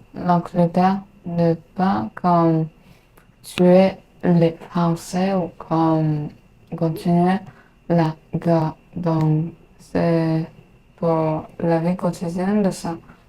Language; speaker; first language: French; non-native, learner; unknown